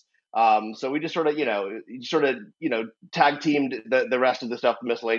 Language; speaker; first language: English; native; English